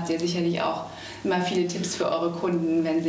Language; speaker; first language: German; native; German